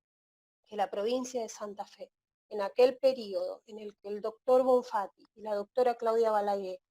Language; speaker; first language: Spanish; native; Spanish